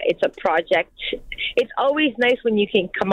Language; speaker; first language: English; non-native, fluent; French